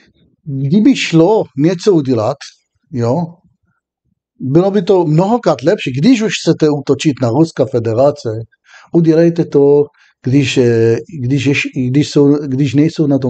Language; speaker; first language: Czech; non-native, fluent; Hebrew